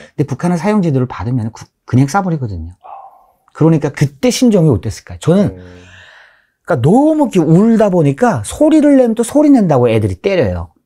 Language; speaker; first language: Korean; native; Korean